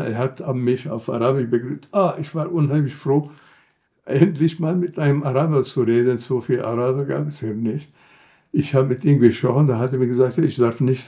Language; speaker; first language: German; non-native, fluent; Arabic